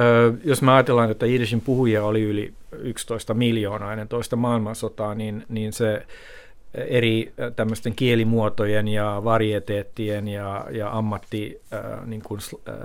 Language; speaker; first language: Finnish; native; Finnish